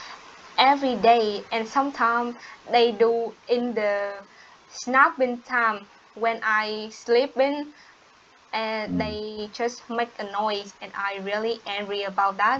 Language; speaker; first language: English; non-native, learner; Vietnamese